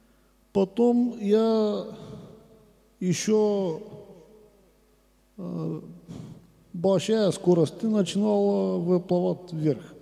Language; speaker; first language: Russian; non-native, learner; Bulgarian